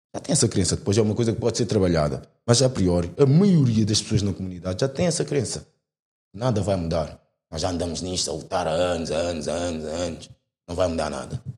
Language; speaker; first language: Portuguese; native; Portuguese